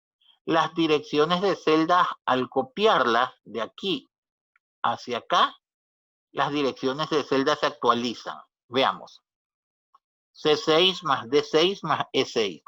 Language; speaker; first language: Spanish; native; Spanish